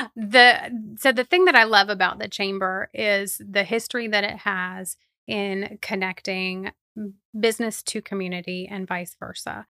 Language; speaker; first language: English; native; English